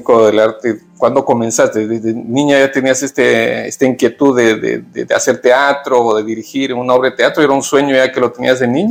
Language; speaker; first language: Spanish; native; Spanish